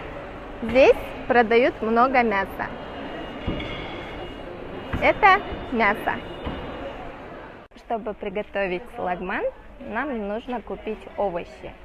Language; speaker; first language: Russian; non-native, fluent; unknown